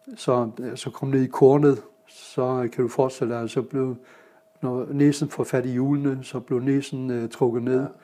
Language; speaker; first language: Danish; non-native, fluent; German